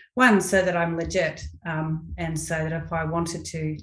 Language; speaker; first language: English; native; English